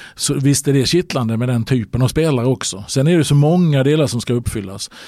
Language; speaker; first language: Swedish; native; Swedish